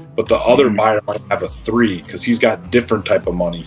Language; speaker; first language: English; native; English